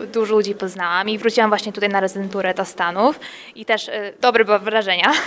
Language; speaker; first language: Polish; early bilingual, heritage; Polish